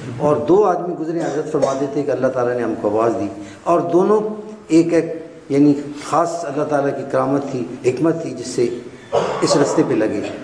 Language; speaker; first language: Urdu; non-native, local second language; Punjabi